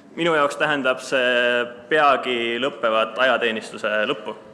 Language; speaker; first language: Estonian; native; Estonian